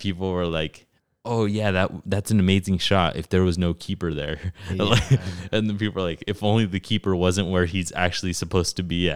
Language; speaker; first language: English; early bilingual, other home language; Spanish